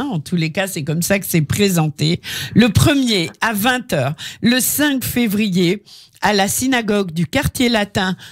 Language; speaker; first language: French; native; French